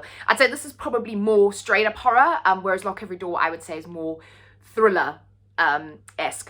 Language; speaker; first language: English; native; English